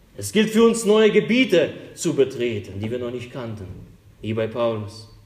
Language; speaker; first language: German; non-native, fluent; Russian